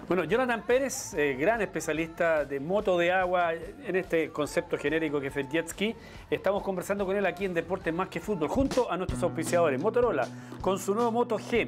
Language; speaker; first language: Spanish; native; Spanish